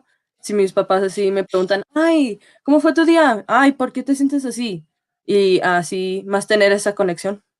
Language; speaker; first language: Spanish; early bilingual, heritage; Spanish